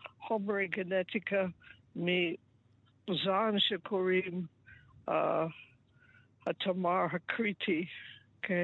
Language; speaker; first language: Hebrew; non-native, fluent; English